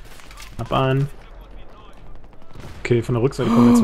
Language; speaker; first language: German; native; German